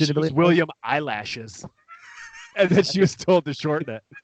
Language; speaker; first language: English; native; English